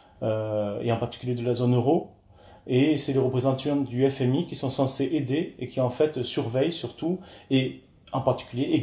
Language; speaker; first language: French; native; French